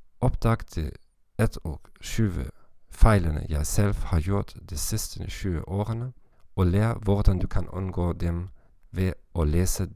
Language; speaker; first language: Norwegian; non-native, learner; German